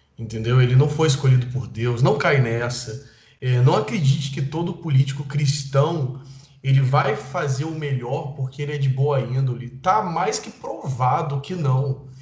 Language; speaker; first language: Portuguese; native; Portuguese